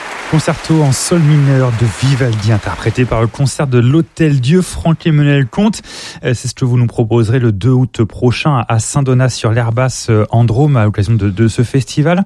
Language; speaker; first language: French; native; French